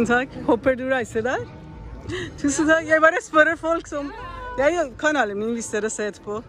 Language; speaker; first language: Norwegian; non-native, learner; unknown